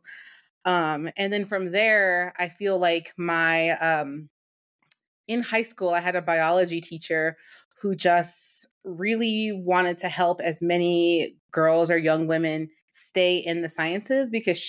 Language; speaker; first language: English; native; English